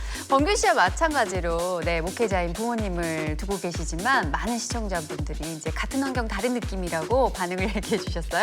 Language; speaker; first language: Korean; native; Korean